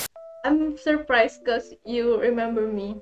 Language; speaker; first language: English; non-native, learner; Indonesian